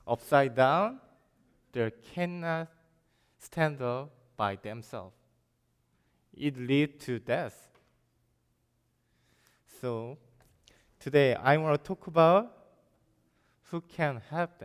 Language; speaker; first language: English; non-native, learner; Korean